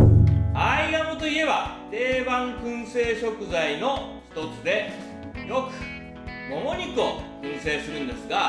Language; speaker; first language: Japanese; native; Japanese